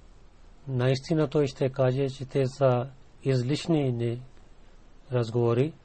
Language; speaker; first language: Bulgarian; non-native, learner; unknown